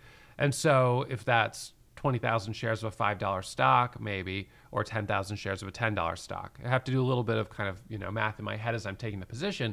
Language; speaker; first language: English; native; English